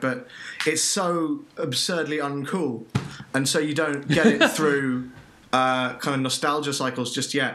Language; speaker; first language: English; native; English